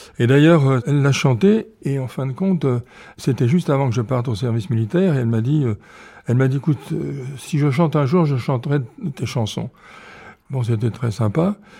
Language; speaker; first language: French; native; French